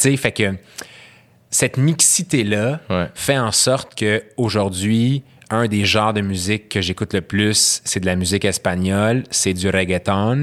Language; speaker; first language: French; native; French